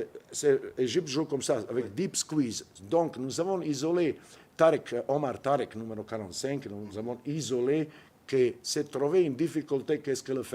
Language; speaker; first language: French; non-native, fluent; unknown